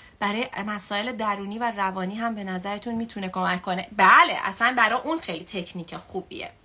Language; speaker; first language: Persian; native; Persian